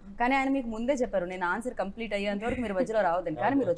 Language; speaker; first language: Telugu; native; Telugu